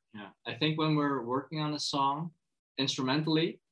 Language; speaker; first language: English; non-native, fluent; Dutch